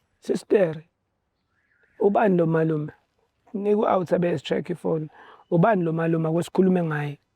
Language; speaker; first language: Zulu; native; Zulu